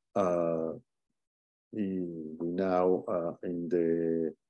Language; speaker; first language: English; non-native, fluent; Italian